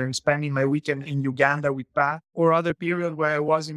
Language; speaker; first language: English; non-native, fluent; Italian